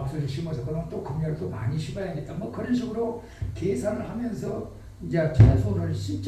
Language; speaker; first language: Korean; native; Korean